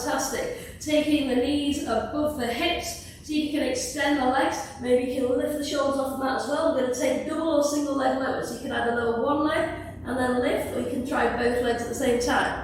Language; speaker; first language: English; native; English